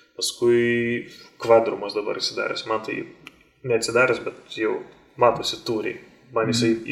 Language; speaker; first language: Lithuanian; native; Lithuanian